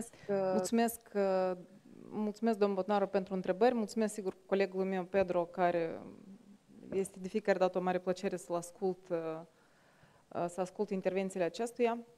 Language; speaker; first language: Romanian; native; Romanian